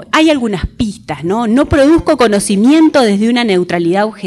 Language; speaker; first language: Spanish; native; Spanish